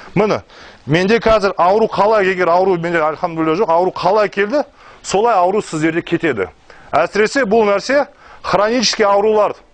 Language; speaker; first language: Kazakh; non-native, local second language; Russian